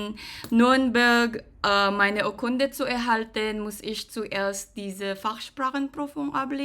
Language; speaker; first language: German; non-native, learner; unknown